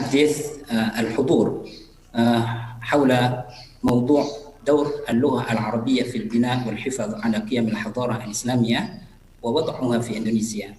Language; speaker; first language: Arabic; non-native, fluent; Indonesian